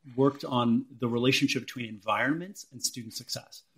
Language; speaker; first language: English; native; English